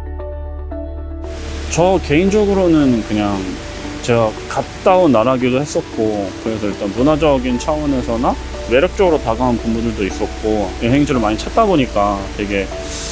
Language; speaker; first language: Korean; native; Korean